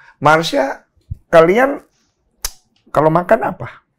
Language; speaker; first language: Indonesian; native; Indonesian